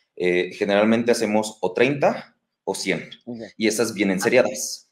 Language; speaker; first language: Spanish; native; Spanish